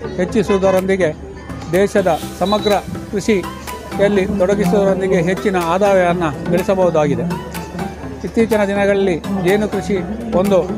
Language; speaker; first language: Kannada; native; Kannada